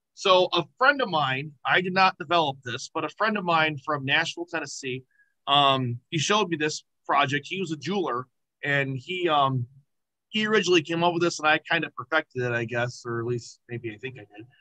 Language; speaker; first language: English; native; English